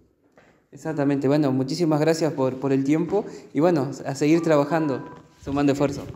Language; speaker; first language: Spanish; native; Spanish